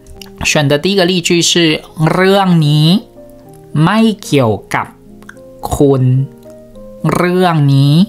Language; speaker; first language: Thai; non-native, fluent; Chinese